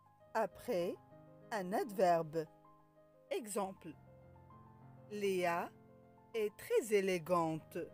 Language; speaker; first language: French; non-native, local second language; Arabic